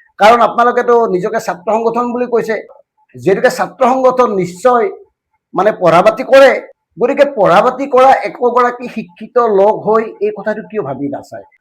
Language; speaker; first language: Assamese; native; Assamese